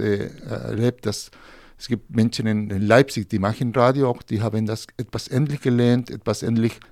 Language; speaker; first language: German; non-native, fluent; Spanish